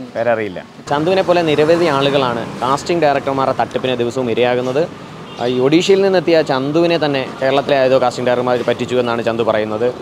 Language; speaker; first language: Malayalam; native; Malayalam